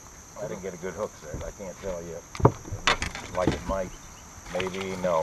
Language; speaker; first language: English; native; English